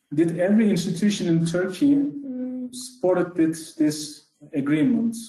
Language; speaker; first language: English; non-native, fluent; Turkish